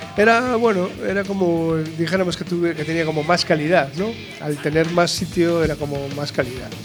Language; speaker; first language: Spanish; native; Spanish